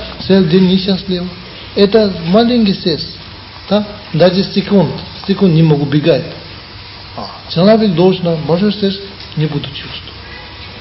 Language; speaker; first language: Russian; non-native, learner; Tibetan